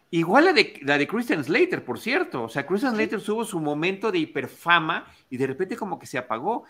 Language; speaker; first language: Spanish; native; Spanish